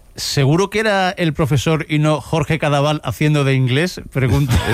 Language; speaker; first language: Spanish; native; Spanish